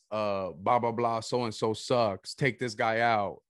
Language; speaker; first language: English; early bilingual, other home language; Spanish